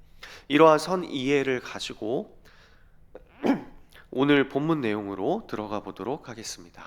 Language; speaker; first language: Korean; native; Korean